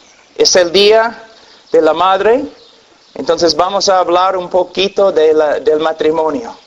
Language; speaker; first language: Spanish; non-native, fluent; English